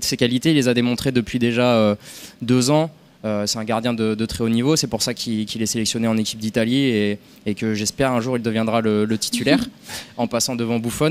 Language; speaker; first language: French; native; French